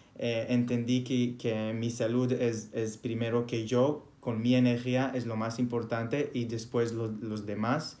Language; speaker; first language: Spanish; non-native, fluent; Hebrew